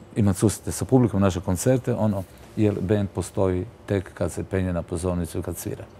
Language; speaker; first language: Croatian; native; Croatian